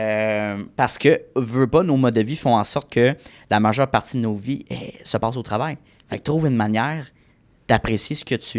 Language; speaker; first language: French; native; French